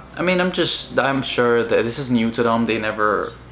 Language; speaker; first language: English; early bilingual, other home language; Spanish